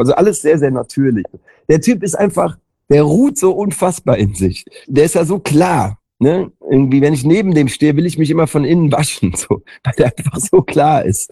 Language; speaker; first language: German; native; German